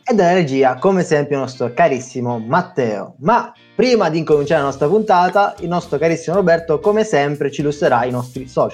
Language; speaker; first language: Italian; native; Italian